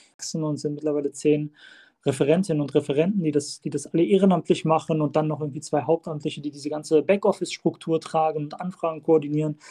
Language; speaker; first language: German; early bilingual, other home language; Turkish